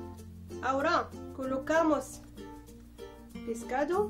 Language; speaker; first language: Spanish; non-native, learner; Arabic